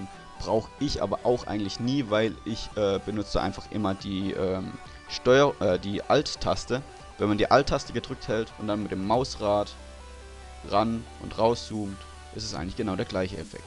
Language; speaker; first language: German; native; German